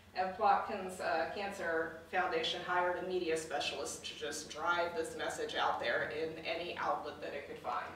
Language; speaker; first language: English; native; English